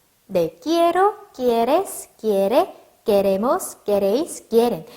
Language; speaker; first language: Spanish; non-native, fluent; Korean